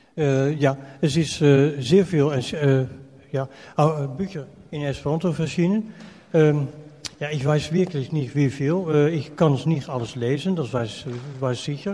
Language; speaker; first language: German; non-native, fluent; Dutch